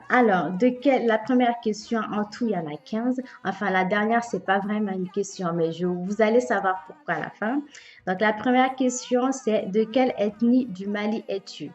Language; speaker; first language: French; early bilingual, other home language; Bambara